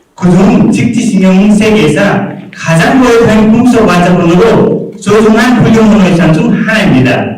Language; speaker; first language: Korean; non-native, fluent; Nepali